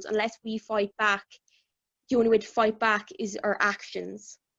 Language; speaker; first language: English; native; English